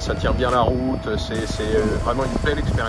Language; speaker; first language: French; native; French